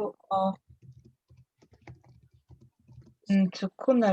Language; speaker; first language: Japanese; non-native, learner; English